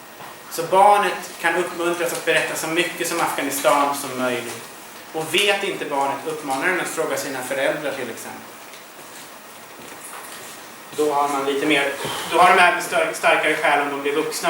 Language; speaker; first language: Swedish; native; Swedish